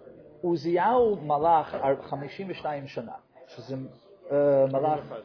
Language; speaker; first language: Hebrew; non-native, fluent; English